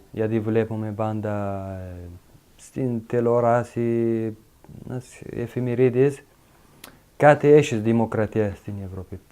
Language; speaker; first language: Greek; non-native, learner; Uzbek